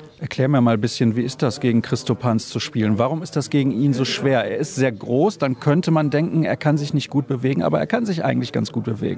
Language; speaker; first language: German; native; German